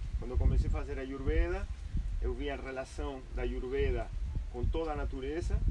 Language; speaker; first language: Portuguese; non-native, fluent; Spanish